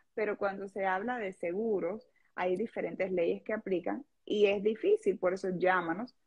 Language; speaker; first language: Spanish; native; Spanish